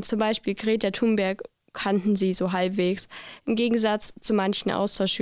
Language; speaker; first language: German; native; German